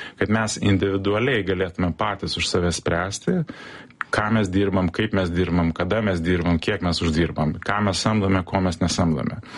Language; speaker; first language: Lithuanian; early bilingual, heritage; Lithuanian